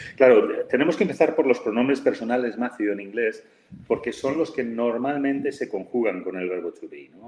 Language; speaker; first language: Spanish; native; Spanish